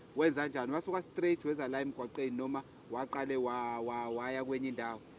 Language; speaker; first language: Zulu; native; Zulu